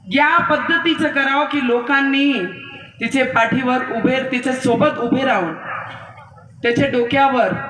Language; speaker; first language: Marathi; non-native, local second language; Hindi